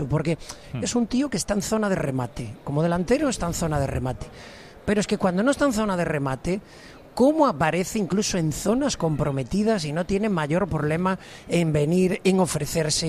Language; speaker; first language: Spanish; native; Spanish